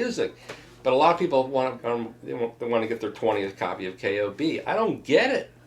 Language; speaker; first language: English; native; English